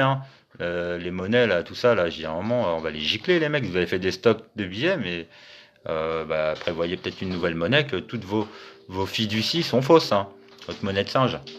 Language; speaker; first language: French; native; French